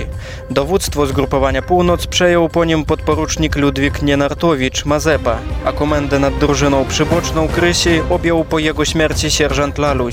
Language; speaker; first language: Polish; native; Polish